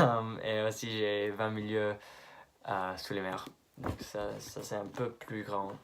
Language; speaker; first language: French; non-native, fluent; English